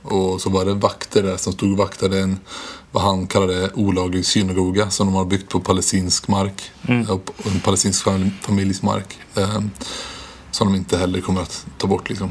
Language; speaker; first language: Swedish; native; Swedish